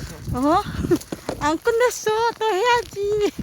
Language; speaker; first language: Korean; non-native, learner; Filipino